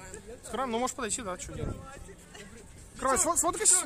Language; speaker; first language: Russian; native; Russian